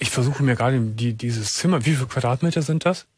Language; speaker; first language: German; native; German